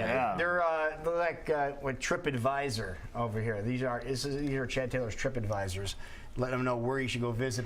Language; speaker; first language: English; native; English